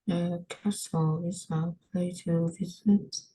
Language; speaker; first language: English; non-native, learner; Vietnamese